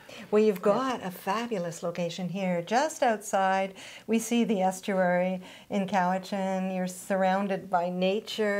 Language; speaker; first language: English; native; English